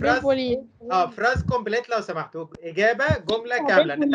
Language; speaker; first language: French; non-native, fluent; Arabic